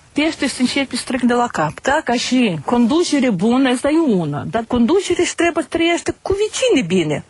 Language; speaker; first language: Romanian; non-native, learner; Ukrainian